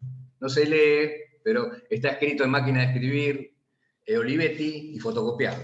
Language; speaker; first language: Spanish; native; Spanish